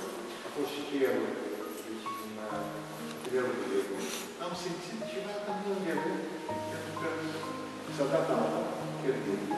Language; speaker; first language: Romanian; non-native, local second language; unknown